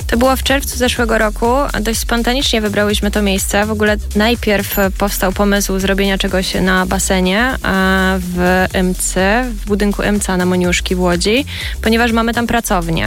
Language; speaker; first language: Polish; native; Polish